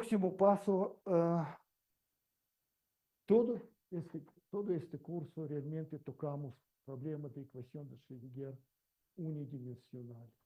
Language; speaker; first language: Spanish; non-native, learner; Russian